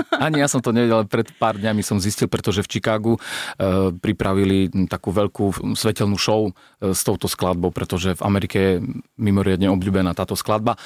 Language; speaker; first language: Slovak; non-native, local second language; Rusyn